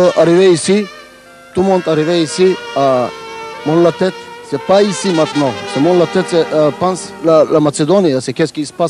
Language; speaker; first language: French; non-native, learner; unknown